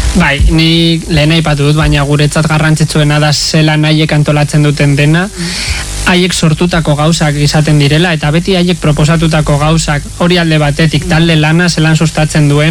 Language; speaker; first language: Basque; native; Basque